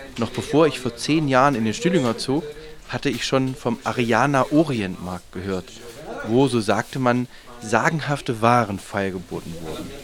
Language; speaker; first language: German; native; German